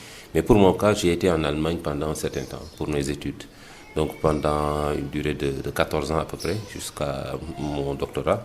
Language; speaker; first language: French; non-native, local second language; Wolof